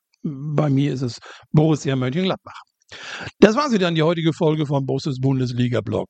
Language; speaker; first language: German; native; German